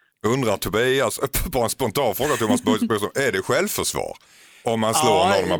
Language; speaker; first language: Swedish; native; Swedish